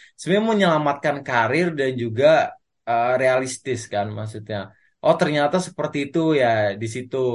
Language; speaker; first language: Indonesian; native; Indonesian